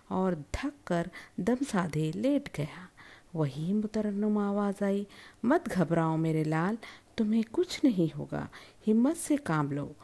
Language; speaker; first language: Urdu; native; Urdu